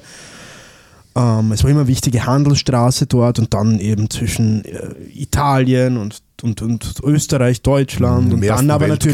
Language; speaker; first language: German; early bilingual, other home language; Italian